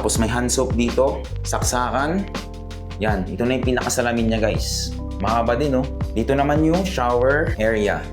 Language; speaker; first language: Filipino; native; Filipino